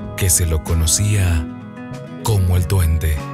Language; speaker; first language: Spanish; native; Spanish